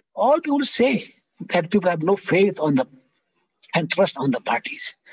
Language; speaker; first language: English; non-native, local second language; Nepali